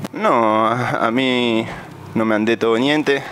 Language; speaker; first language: Italian; non-native, fluent; Spanish